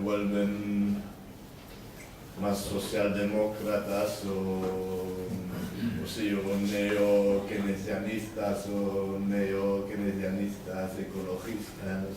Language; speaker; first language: Spanish; non-native, learner; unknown